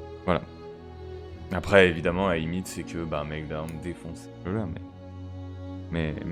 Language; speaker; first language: French; native; French